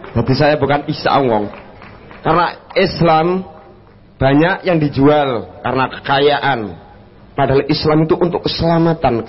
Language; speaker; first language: Indonesian; non-native, local second language; Javanese